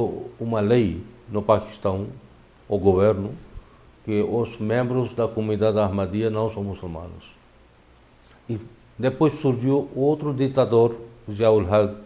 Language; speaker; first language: Portuguese; non-native, fluent; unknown